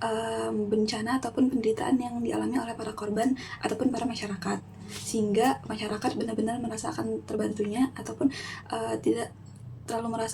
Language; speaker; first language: Indonesian; native; Indonesian